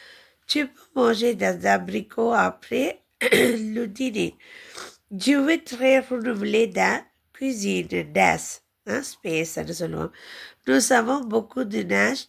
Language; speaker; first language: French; non-native, learner; Tamil